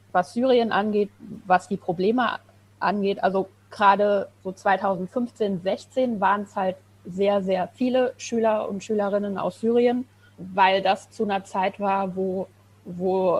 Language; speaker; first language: German; native; German